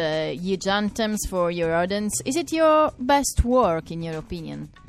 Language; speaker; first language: English; non-native, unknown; Italian